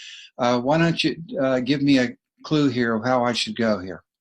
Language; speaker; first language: English; native; English